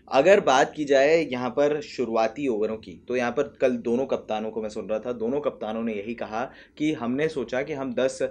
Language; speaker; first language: Hindi; native; Hindi